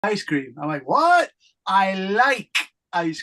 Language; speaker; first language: English; native; English